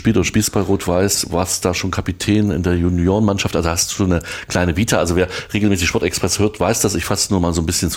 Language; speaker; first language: German; native; German